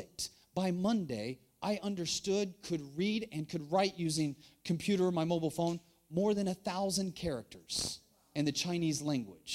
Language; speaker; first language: English; native; English